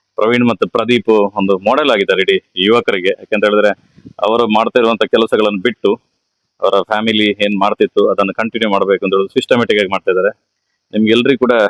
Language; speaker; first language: Kannada; native; Kannada